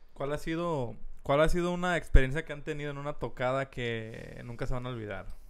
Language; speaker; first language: Spanish; early bilingual, heritage; Spanish